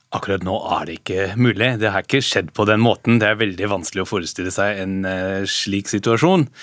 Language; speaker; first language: Norwegian; non-native, fluent; German